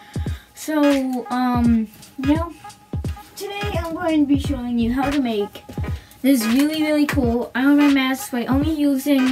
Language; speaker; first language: English; native; English